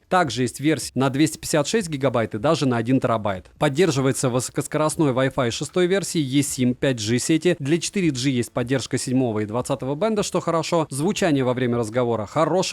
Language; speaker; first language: Russian; native; Russian